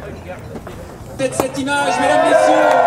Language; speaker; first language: French; native; French